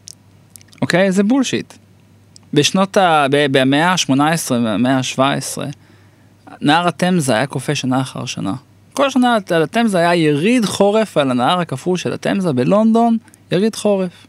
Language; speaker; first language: Hebrew; native; Hebrew